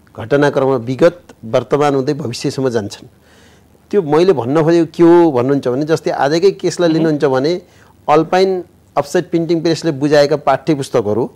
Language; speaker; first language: Nepali; native; Nepali